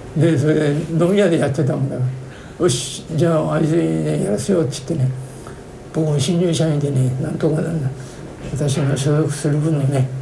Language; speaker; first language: Japanese; native; Japanese